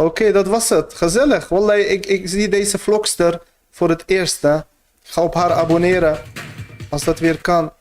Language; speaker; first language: Dutch; early bilingual, other home language; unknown